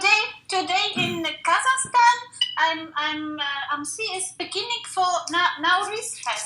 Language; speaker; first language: English; non-native, learner; Russian